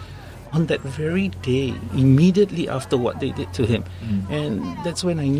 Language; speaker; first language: English; native; English